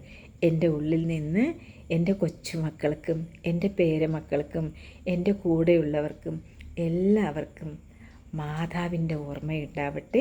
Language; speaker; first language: Malayalam; native; Malayalam